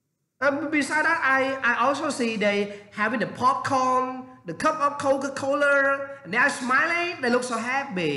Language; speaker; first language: English; non-native, learner; Vietnamese